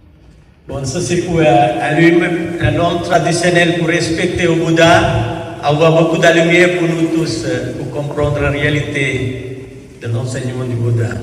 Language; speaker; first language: French; non-native, fluent; Sinhala